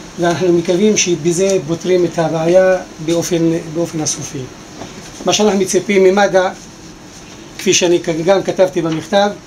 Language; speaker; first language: Hebrew; non-native, local second language; Arabic